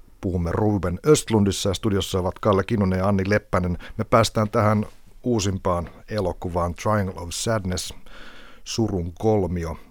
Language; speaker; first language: Finnish; native; Finnish